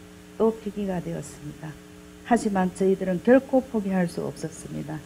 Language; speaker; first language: Korean; native; Korean